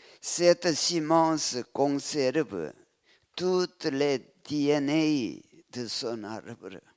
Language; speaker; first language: French; non-native, fluent; Korean